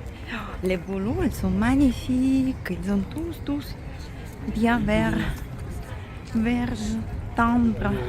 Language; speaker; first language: French; non-native, fluent; Russian